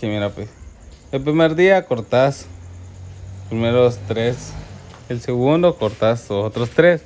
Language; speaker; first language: Spanish; native; Spanish